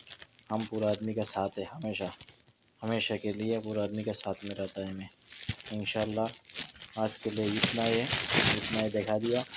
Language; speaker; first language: Hindi; non-native, learner; Bangla